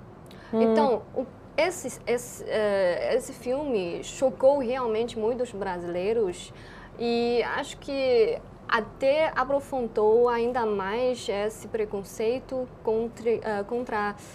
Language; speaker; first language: Portuguese; non-native, fluent; Chinese